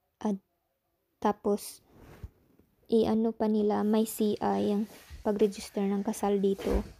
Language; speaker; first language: Filipino; non-native, local second language; Cebuano